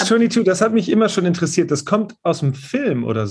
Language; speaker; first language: German; native; German